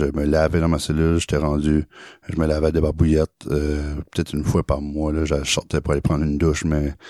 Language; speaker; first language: French; native; French